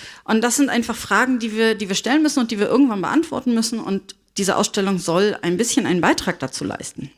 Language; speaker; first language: German; native; German